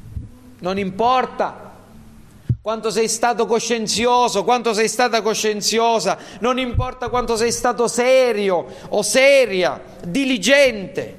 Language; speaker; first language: Italian; native; Italian